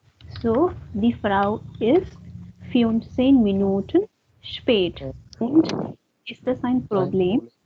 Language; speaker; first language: German; non-native, fluent; Hindi